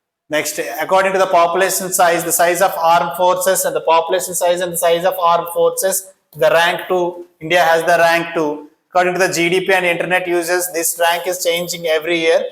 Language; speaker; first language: English; non-native, local second language; Telugu